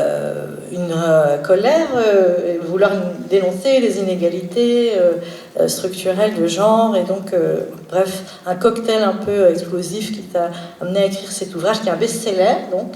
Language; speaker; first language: French; native; French